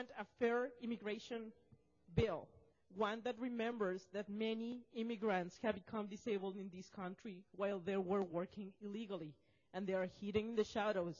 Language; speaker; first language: English; non-native, fluent; Russian